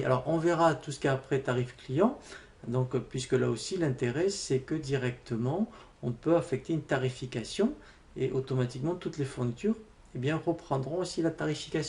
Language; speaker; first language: French; native; French